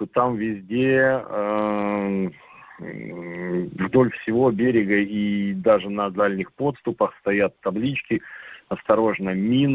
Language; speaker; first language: Russian; native; Russian